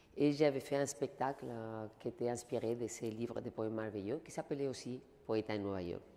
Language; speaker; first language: French; native; French